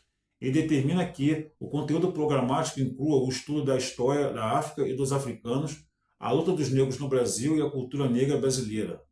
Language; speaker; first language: Portuguese; native; Portuguese